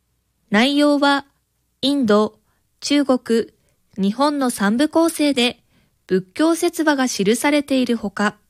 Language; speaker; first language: Japanese; native; Japanese